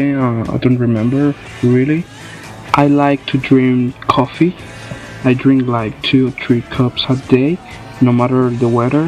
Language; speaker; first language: English; non-native, fluent; Spanish